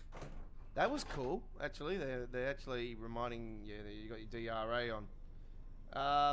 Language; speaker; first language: English; native; English